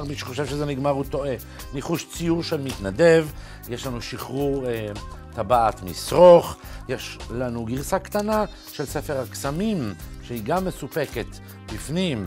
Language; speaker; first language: Hebrew; native; Hebrew